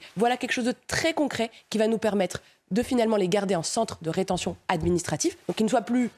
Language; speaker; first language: French; native; French